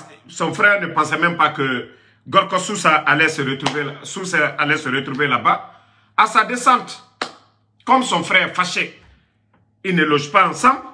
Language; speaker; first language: French; non-native, local second language; Susu